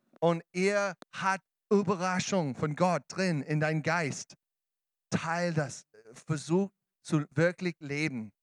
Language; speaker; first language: German; non-native, learner; English